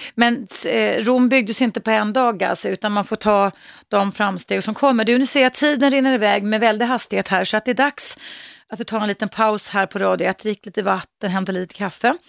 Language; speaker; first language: Swedish; native; Swedish